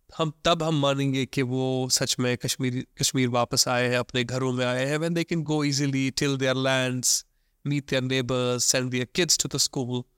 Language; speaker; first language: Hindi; non-native, local second language; Kashmiri